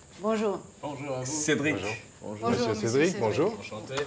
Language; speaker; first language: French; non-native, learner; German